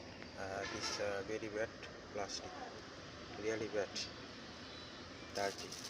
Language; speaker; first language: English; non-native, learner; Bangla